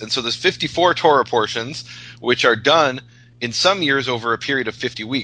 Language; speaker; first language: English; native; English